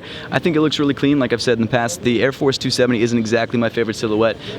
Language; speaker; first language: English; native; English